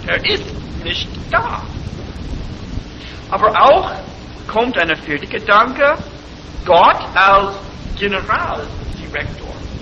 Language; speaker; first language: German; non-native, fluent; English